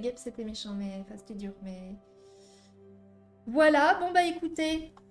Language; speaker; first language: French; native; French